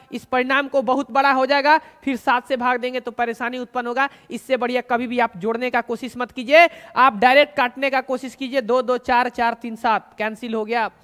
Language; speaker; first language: Hindi; native; Hindi